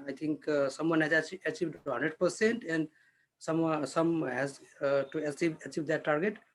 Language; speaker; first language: English; non-native, local second language; Nepali